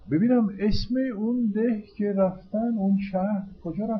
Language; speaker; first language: Persian; non-native, fluent; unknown